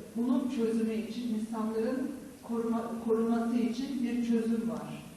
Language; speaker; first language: Turkish; native; Turkish